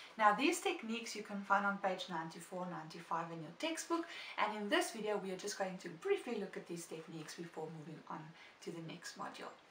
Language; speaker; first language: English; non-native, local second language; Afrikaans